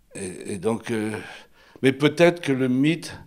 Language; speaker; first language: French; native; French